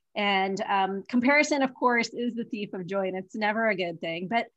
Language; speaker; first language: English; early bilingual, other home language; Hindi